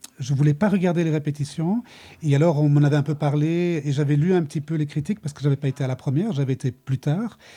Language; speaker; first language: French; native; French